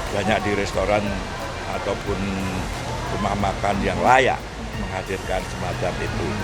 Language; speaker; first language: Indonesian; native; Indonesian